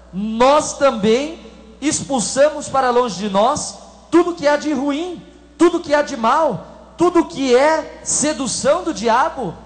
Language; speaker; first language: Portuguese; native; Portuguese